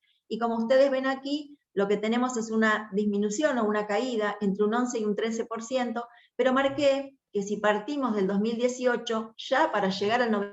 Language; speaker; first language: Spanish; native; Spanish